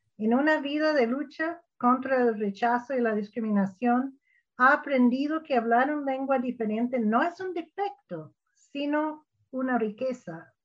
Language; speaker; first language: Spanish; non-native, fluent; English